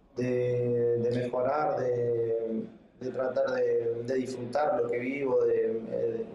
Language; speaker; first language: Spanish; native; Spanish